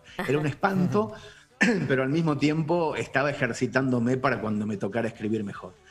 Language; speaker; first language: Spanish; native; Spanish